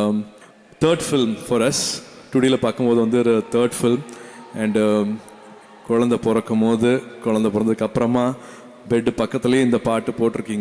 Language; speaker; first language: Tamil; native; Tamil